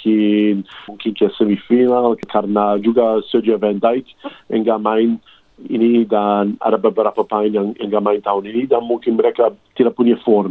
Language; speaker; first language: Indonesian; non-native, fluent; English